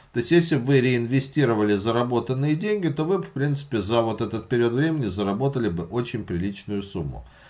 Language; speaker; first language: Russian; native; Russian